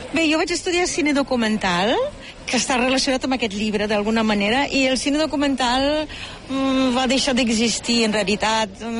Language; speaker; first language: Catalan; non-native, fluent; German